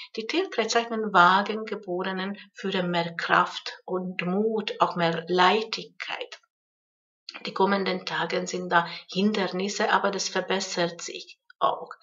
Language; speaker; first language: German; non-native, fluent; Hungarian